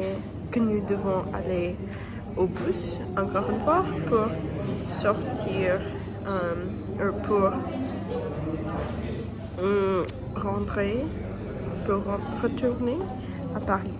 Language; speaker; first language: French; non-native, learner; English